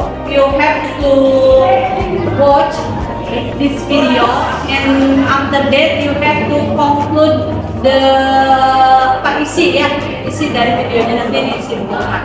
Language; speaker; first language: English; non-native, learner; Indonesian